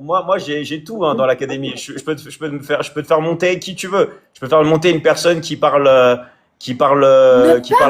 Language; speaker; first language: French; native; French